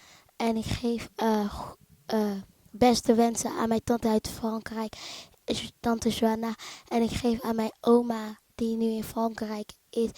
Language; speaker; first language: Dutch; early bilingual, other home language; Lingala